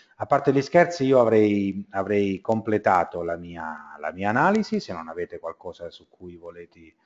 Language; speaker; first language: Italian; native; Italian